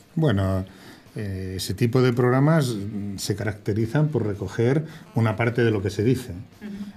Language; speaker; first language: Spanish; native; Spanish